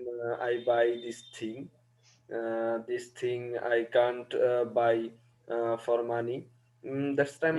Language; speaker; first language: English; non-native, learner; Bangla